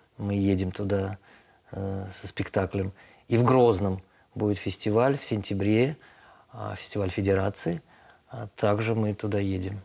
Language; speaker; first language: Russian; non-native, local second language; Tatar